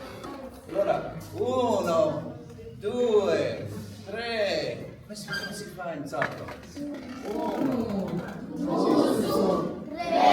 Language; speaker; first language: Italian; non-native, learner; English